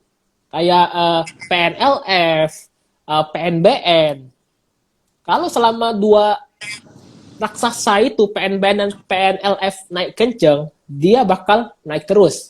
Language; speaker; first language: Indonesian; native; Indonesian